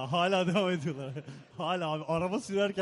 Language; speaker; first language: Turkish; native; Turkish